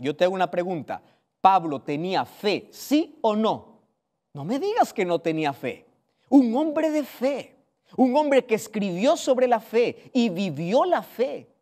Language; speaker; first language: Spanish; native; Spanish